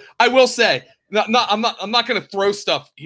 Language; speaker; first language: English; native; English